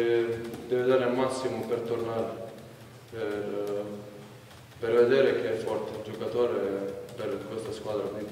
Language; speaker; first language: Italian; non-native, learner; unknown